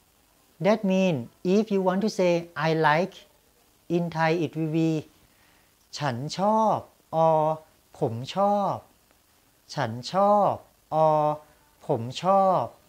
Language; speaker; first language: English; non-native, fluent; Thai